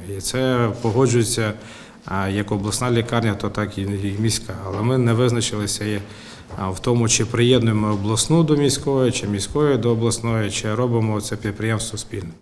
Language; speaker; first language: Ukrainian; native; Ukrainian